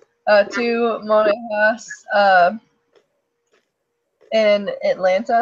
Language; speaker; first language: Spanish; non-native, learner; English